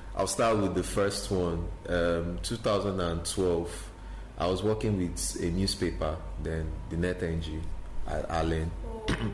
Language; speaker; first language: English; non-native, local second language; Igbo